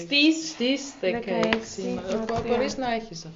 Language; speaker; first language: Greek; non-native, learner; German